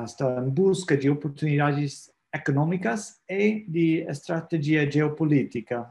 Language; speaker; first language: Portuguese; non-native, fluent; English